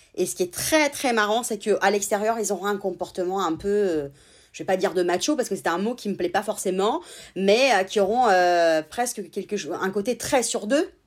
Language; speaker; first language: French; non-native, fluent; Italian